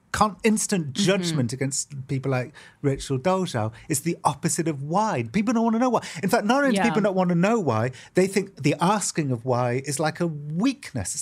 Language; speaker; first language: English; native; English